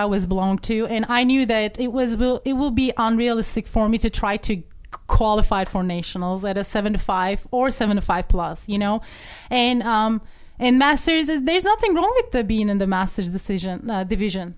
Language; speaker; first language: English; non-native, fluent; Turkish